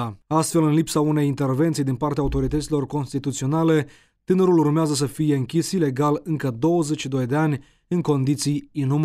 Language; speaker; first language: Romanian; native; Romanian